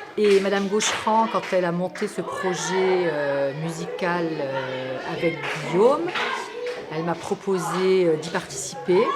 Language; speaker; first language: French; native; French